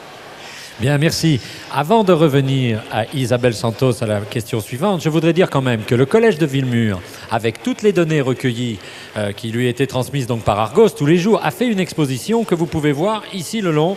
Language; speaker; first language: French; native; French